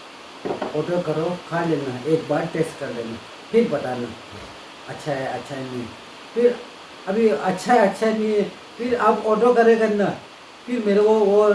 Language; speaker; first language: Hindi; non-native, local second language; Tibetan